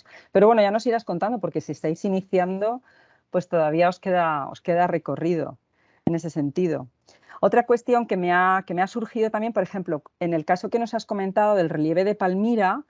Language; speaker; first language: Spanish; native; Spanish